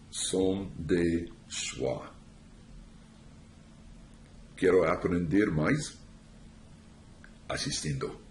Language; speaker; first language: Portuguese; non-native, learner; English